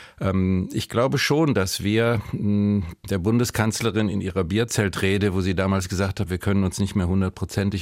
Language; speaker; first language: German; native; German